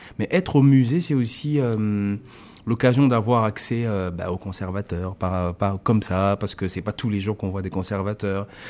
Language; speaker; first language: French; non-native, local second language; Lingala